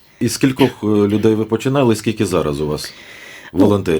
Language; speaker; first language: Ukrainian; native; Ukrainian